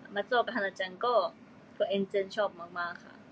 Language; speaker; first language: Thai; non-native, learner; Japanese